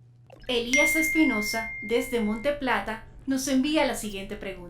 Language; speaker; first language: Spanish; native; Spanish